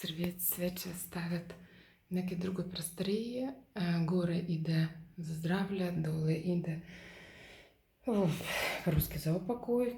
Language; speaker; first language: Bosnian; non-native, learner; Russian